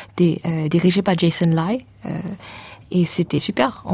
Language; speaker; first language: French; non-native, fluent; English